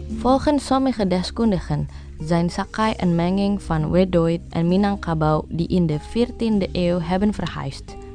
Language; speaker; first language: Dutch; non-native, learner; Indonesian